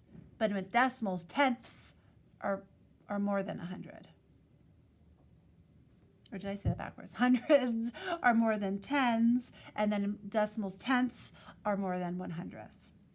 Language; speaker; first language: English; native; English